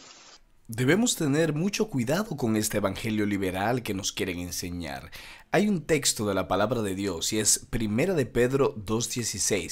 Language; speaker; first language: Spanish; native; Spanish